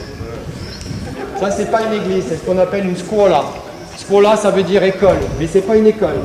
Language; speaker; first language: French; native; French